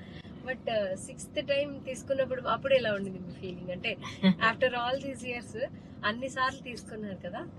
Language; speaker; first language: Telugu; native; Telugu